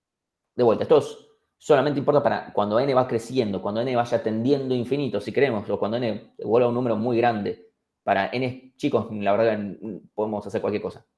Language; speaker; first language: Spanish; native; Spanish